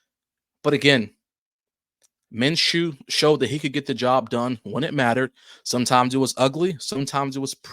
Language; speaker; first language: English; native; English